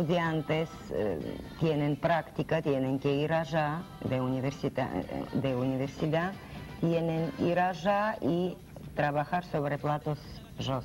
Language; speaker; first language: Spanish; non-native, learner; Russian